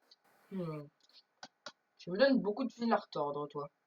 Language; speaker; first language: French; native; French